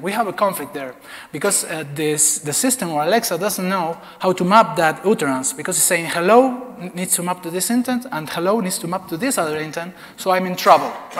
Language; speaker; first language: English; non-native, fluent; Spanish